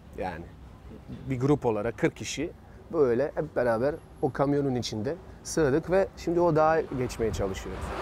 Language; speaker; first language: Turkish; non-native, fluent; Bosnian